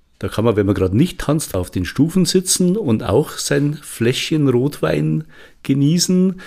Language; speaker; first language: German; native; German